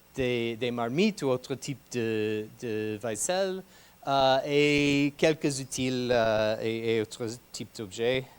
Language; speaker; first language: French; non-native, fluent; English